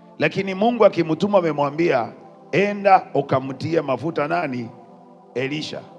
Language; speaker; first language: Swahili; non-native, local second language; Kikuyu